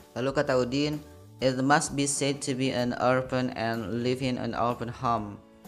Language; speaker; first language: English; non-native, fluent; Indonesian